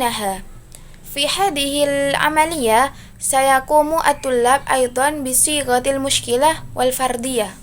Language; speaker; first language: Arabic; non-native, learner; Indonesian